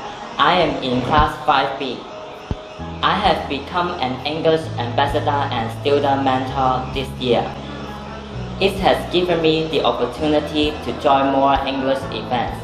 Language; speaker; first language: English; non-native, learner; Chinese